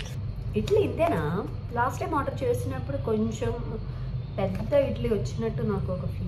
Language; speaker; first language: Telugu; non-native, local second language; Malayalam